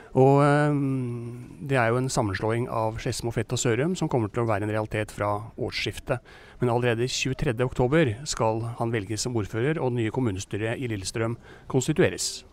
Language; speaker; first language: Norwegian; native; Norwegian